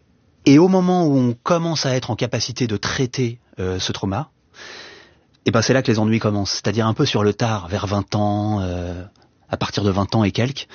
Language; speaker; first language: French; native; French